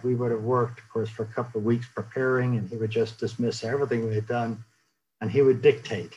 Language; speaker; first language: English; native; English